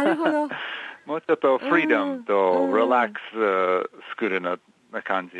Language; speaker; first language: Japanese; non-native, learner; English